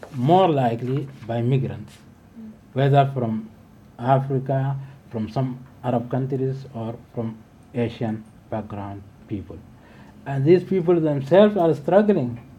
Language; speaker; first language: English; non-native, fluent; Arabic